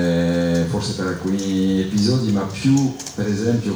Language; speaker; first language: Italian; non-native, fluent; French